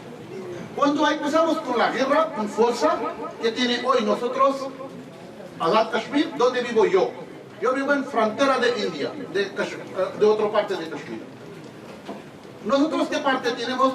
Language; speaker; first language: Spanish; non-native, learner; Urdu